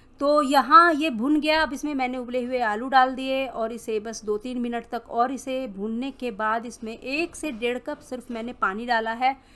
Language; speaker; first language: Hindi; native; Hindi